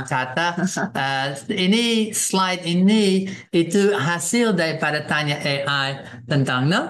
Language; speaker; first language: Indonesian; non-native, fluent; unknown